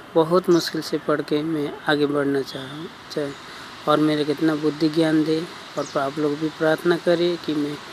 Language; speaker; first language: Hindi; non-native, local second language; Nepali